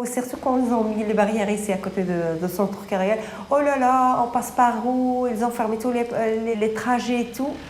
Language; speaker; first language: French; non-native, fluent; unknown